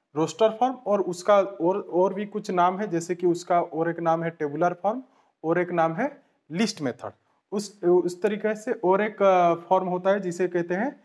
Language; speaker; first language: Hindi; non-native, local second language; Bangla